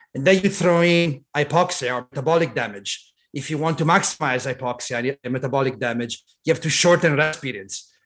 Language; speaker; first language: English; non-native, fluent; Italian